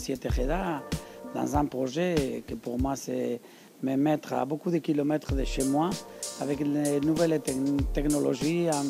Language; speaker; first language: French; non-native, learner; Spanish